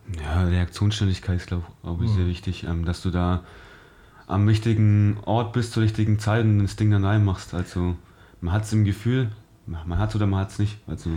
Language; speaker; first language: German; native; German